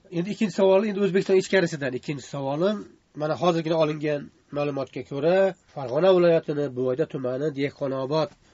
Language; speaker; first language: Uzbek; native; Uzbek